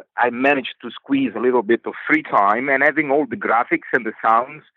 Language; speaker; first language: English; non-native, fluent; Italian